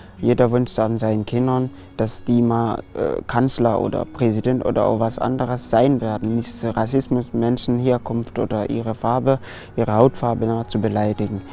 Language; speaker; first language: German; non-native, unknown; French